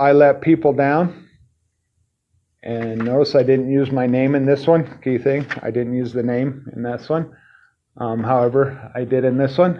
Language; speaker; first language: English; native; English